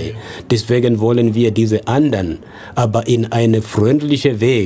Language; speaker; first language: German; non-native, fluent; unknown